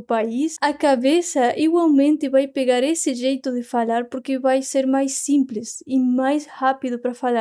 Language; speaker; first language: Portuguese; non-native, fluent; Spanish